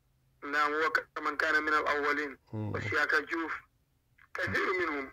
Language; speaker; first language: Arabic; non-native, learner; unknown